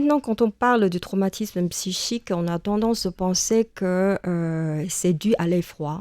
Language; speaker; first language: French; non-native, fluent; Chinese